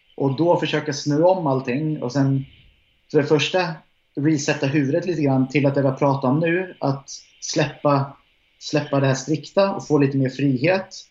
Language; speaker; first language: Swedish; native; Swedish